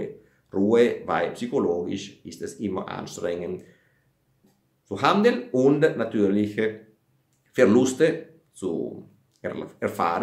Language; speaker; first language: German; non-native, fluent; Italian